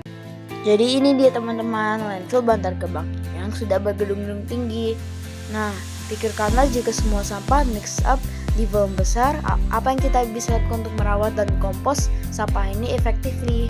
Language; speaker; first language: Indonesian; native; Indonesian